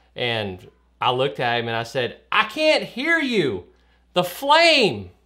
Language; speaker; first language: English; native; English